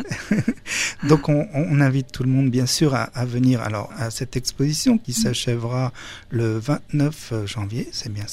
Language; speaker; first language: French; native; French